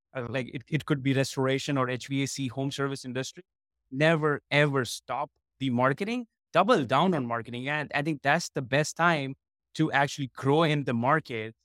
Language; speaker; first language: English; non-native, local second language; Hindi